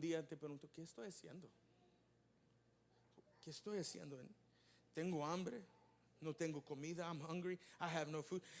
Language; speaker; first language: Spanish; early bilingual, heritage; Spanish